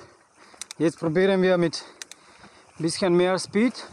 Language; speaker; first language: German; non-native, learner; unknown